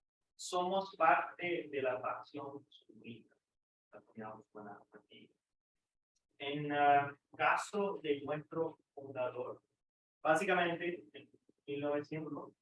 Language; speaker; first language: Spanish; non-native, fluent; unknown